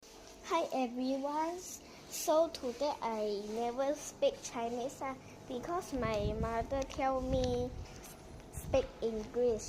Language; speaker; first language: English; non-native, local second language; Chinese